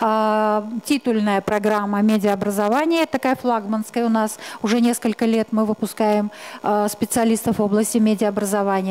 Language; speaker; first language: Russian; native; Russian